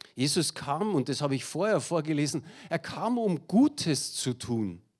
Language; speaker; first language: German; native; German